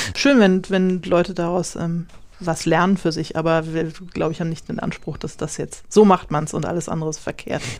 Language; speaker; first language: German; native; German